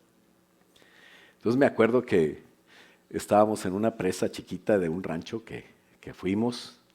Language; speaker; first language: Spanish; native; Spanish